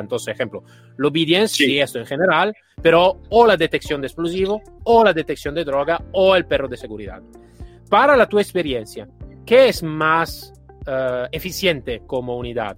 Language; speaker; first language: Spanish; non-native, fluent; Italian